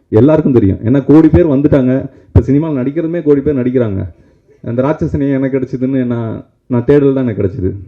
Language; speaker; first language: Tamil; native; Tamil